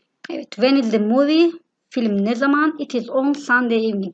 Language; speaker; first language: English; non-native, fluent; Turkish